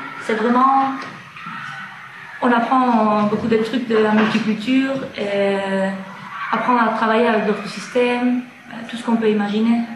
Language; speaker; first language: French; non-native, fluent; Spanish